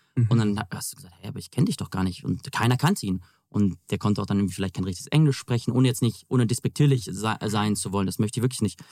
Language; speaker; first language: German; native; German